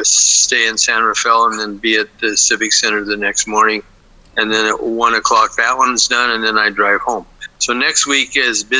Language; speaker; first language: English; native; English